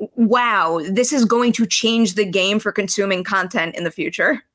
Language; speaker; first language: English; native; English